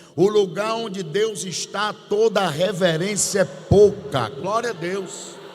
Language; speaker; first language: Portuguese; native; Portuguese